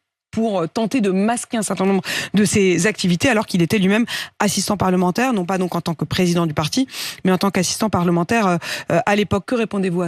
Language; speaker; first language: French; native; French